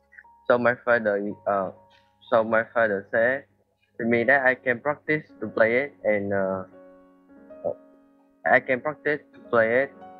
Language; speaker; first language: English; non-native, learner; Vietnamese